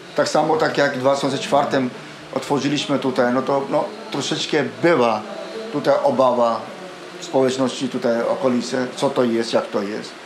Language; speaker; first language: Polish; non-native, fluent; Punjabi